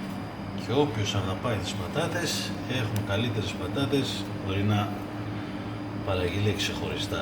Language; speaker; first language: Greek; non-native, learner; Persian